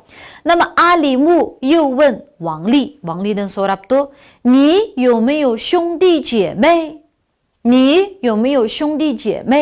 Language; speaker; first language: Chinese; non-native, local second language; Uyghur